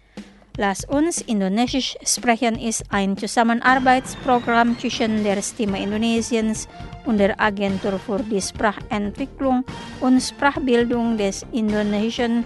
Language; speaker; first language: German; non-native, fluent; Indonesian